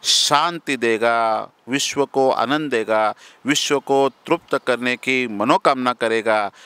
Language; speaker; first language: Hindi; non-native, local second language; Marathi